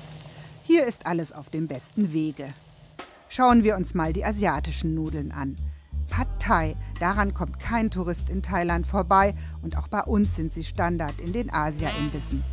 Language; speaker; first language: German; native; German